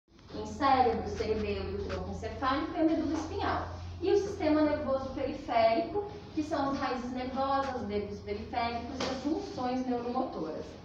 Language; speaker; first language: Portuguese; native; Portuguese